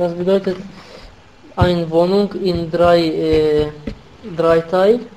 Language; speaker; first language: German; non-native, learner; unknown